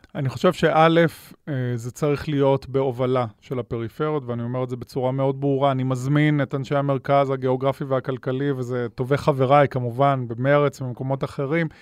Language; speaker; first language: Hebrew; native; Hebrew